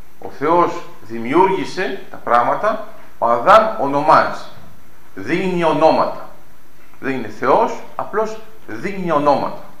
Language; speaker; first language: Greek; early bilingual, heritage; Greek